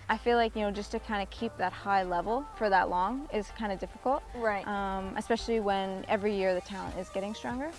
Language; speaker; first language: English; native; English